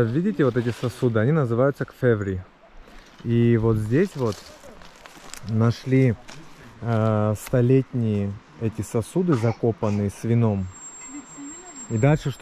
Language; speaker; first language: Russian; native; Russian